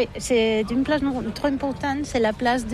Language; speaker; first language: French; non-native, learner; Catalan